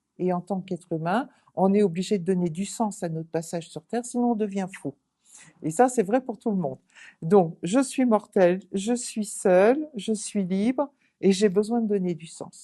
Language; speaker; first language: French; native; French